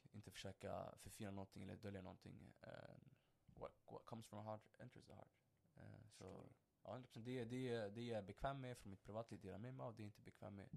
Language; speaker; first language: Swedish; early bilingual, other home language; Somali